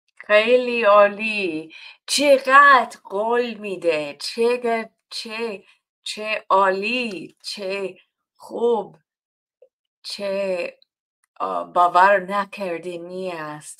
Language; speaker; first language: Persian; non-native, learner; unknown